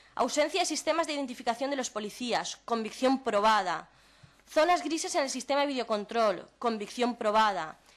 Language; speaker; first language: Spanish; non-native, local second language; Catalan